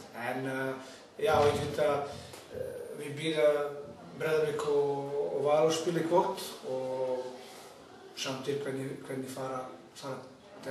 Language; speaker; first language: Icelandic; non-native, learner; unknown